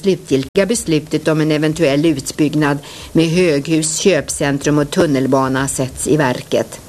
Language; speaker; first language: Swedish; native; Swedish